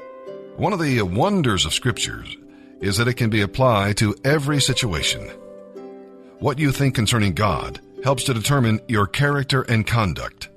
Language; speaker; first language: English; native; English